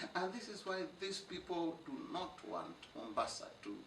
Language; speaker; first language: English; non-native, local second language; Luo (Kenya and Tanzania)